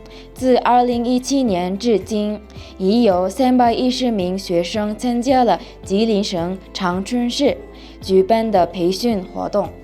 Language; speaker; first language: Chinese; non-native, learner; Mongolian